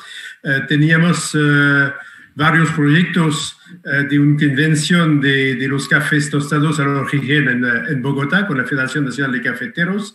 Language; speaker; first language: Spanish; non-native, fluent; French